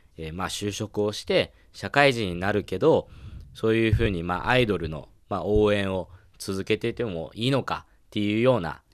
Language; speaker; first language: Japanese; non-native, fluent; Chinese